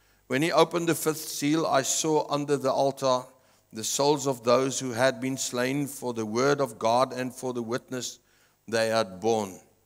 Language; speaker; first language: English; non-native, local second language; Afrikaans